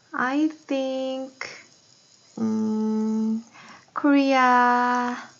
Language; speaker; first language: English; non-native, learner; Korean